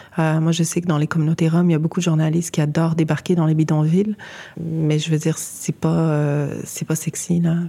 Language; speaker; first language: French; early bilingual, other home language; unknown